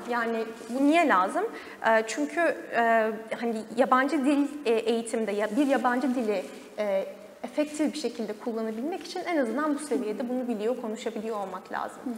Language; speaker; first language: Turkish; native; Turkish